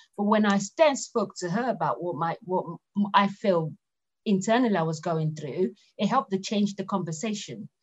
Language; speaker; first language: English; non-native, local second language; Yoruba